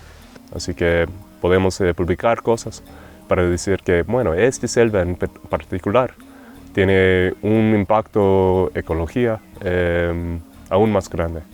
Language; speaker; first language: Spanish; non-native, fluent; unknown